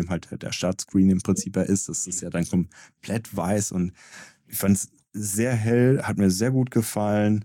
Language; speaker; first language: German; native; German